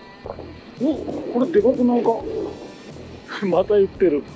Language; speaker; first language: Japanese; native; Japanese